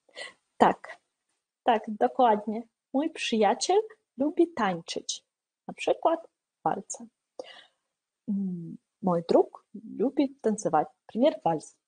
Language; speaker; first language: Polish; non-native, fluent; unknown